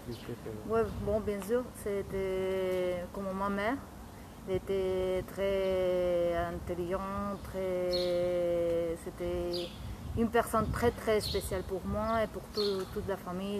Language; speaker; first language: French; non-native, learner; Spanish